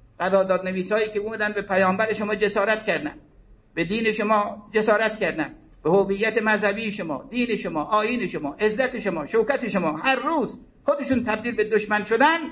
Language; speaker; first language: Persian; native; Persian